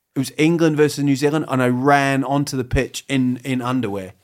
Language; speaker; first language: English; native; English